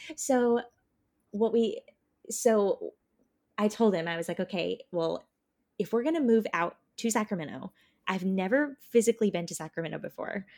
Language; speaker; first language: English; native; English